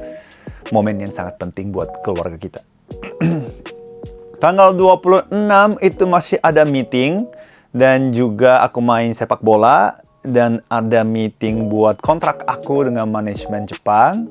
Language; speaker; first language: Indonesian; non-native, fluent; Japanese